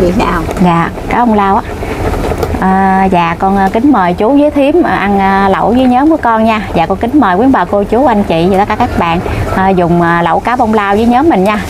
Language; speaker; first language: Vietnamese; native; Vietnamese